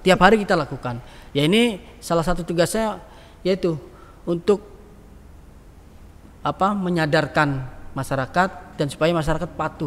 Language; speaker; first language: Indonesian; native; Indonesian